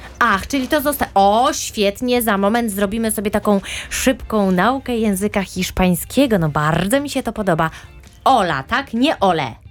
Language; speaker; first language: Polish; native; Polish